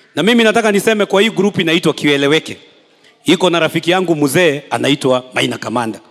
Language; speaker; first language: Swahili; native; Swahili